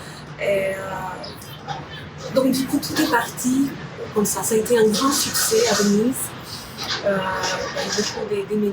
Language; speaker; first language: French; non-native, fluent; Romanian